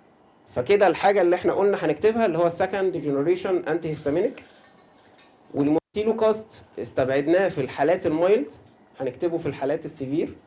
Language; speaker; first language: Arabic; native; Arabic